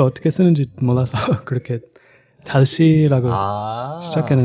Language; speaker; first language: Korean; non-native, fluent; English